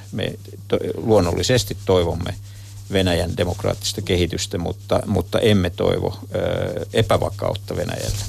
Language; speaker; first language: Finnish; native; Finnish